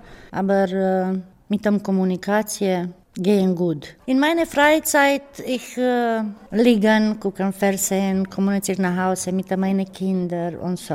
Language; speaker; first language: German; non-native, learner; Romanian